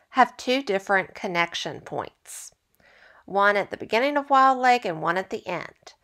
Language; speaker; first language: English; native; English